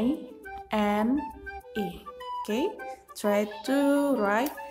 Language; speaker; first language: English; non-native, learner; Indonesian